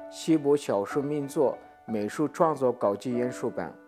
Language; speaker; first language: Chinese; native; Chinese